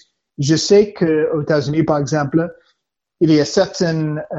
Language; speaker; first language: French; non-native, learner; English